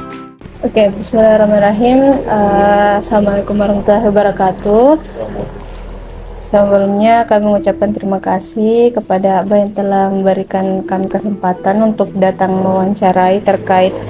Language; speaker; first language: Indonesian; non-native, local second language; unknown